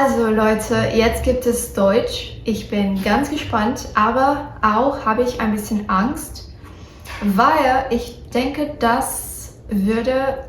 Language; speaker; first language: German; non-native, learner; Portuguese